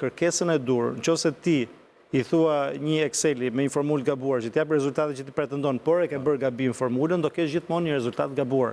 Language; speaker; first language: Albanian; native; Albanian